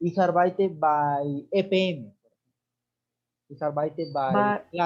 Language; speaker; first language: German; non-native, fluent; Spanish